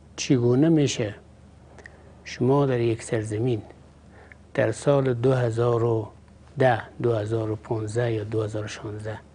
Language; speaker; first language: Persian; native; Persian